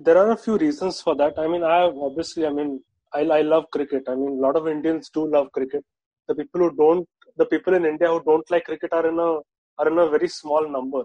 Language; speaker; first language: English; non-native, local second language; Marathi